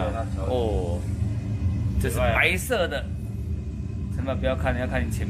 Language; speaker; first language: Chinese; native; Chinese